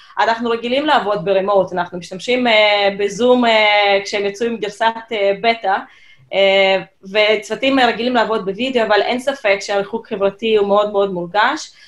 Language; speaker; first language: Hebrew; non-native, fluent; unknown